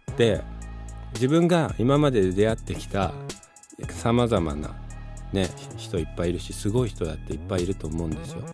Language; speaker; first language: Japanese; early bilingual, other home language; Spanish